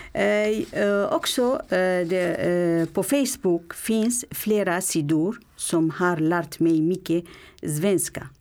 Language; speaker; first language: Swedish; non-native, learner; Arabic